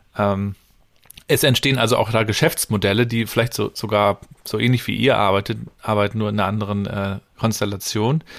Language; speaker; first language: German; native; German